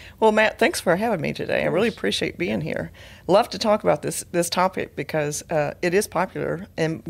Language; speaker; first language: English; native; English